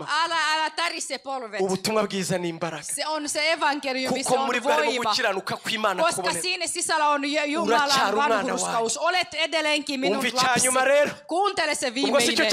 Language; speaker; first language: Finnish; non-native, fluent; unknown